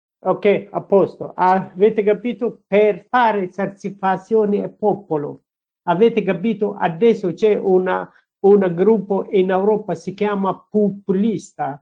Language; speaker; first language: Italian; non-native, learner; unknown